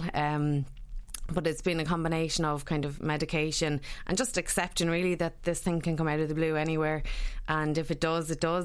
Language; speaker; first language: English; native; English